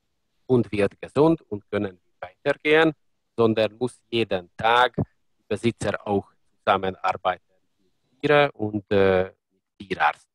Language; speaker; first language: German; non-native, learner; Hungarian